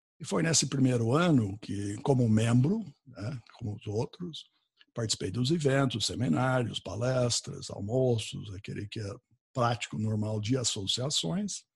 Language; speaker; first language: Portuguese; non-native, fluent; English